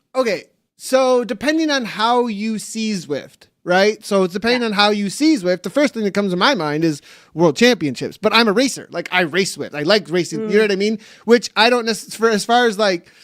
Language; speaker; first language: English; native; English